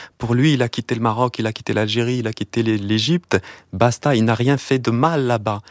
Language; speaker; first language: French; non-native, local second language; Arabic